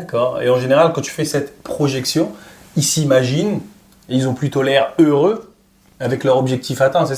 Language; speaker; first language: French; native; French